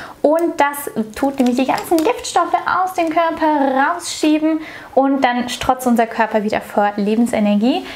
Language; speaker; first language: German; native; German